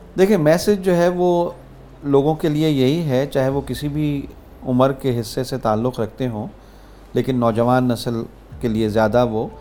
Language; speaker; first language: Urdu; native; Urdu